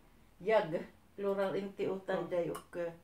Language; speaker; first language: Swedish; non-native, learner; Filipino